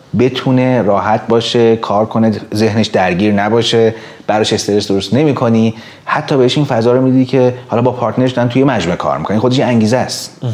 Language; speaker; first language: Persian; native; Persian